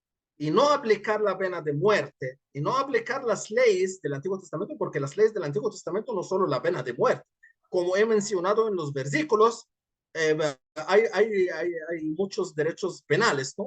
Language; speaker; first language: Spanish; non-native, fluent; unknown